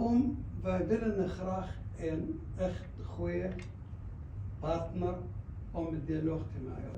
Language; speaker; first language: Dutch; non-native, fluent; Arabic